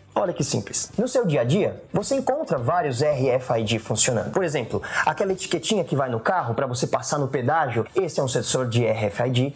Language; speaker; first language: Portuguese; native; Portuguese